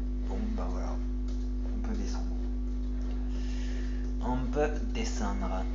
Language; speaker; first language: French; native; French